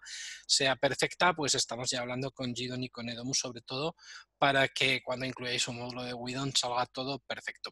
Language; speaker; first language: Spanish; native; Spanish